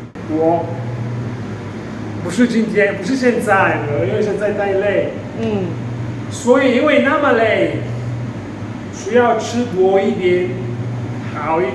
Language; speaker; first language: Chinese; non-native, fluent; Italian